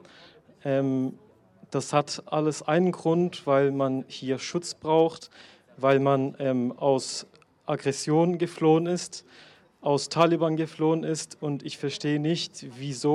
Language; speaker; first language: German; non-native, learner; Persian